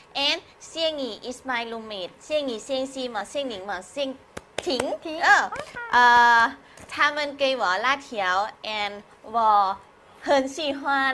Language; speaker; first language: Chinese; non-native, learner; Thai